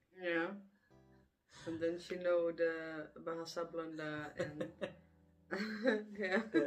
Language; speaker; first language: English; non-native, learner; Dutch